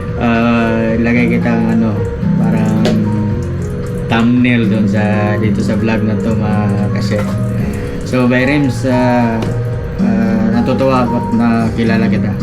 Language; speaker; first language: Filipino; non-native, local second language; Hiligaynon